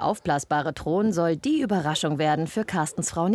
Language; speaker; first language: German; native; German